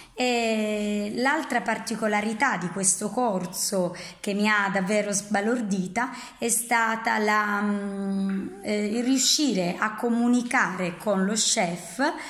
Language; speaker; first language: Italian; native; Italian